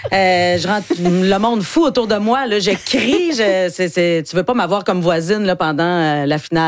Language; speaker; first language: French; native; French